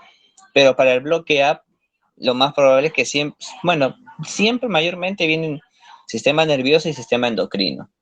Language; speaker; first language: Spanish; native; Spanish